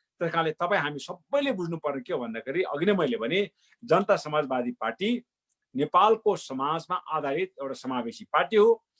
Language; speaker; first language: Nepali; non-native, local second language; Sherpa